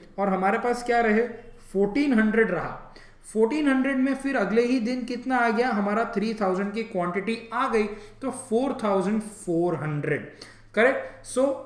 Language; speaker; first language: Hindi; native; Hindi